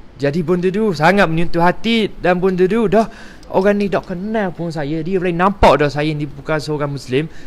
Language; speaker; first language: Malay; non-native, fluent; English